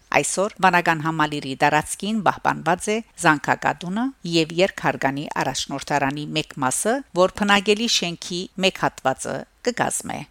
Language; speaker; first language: Armenian; early bilingual, heritage; Armenian